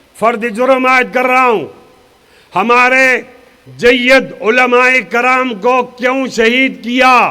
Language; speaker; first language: Urdu; non-native, local second language; Pashto